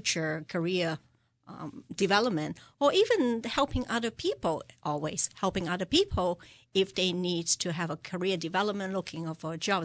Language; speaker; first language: English; non-native, local second language; Cantonese